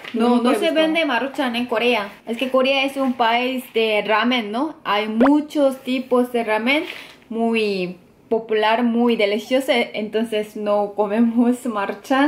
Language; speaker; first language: Spanish; non-native, fluent; Korean